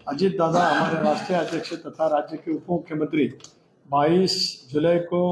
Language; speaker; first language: Hindi; non-native, local second language; Marathi